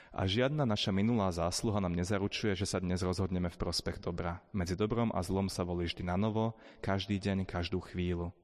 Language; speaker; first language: Slovak; native; Slovak